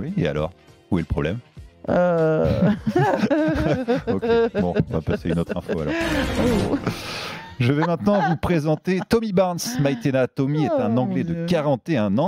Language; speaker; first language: French; native; French